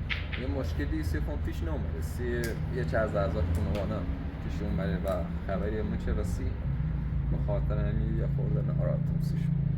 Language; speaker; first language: Persian; native; Persian